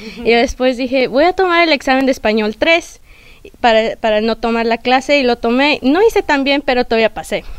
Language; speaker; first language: Spanish; early bilingual, heritage; Spanish